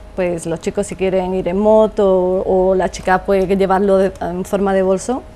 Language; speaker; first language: Spanish; native; Spanish